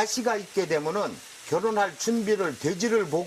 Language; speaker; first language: Korean; native; Korean